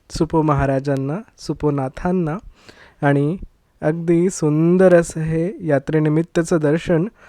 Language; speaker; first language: Marathi; native; Marathi